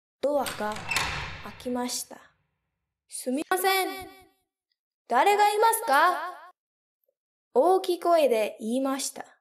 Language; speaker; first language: Japanese; non-native, fluent; English